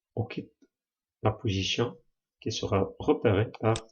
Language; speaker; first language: French; non-native, local second language; Arabic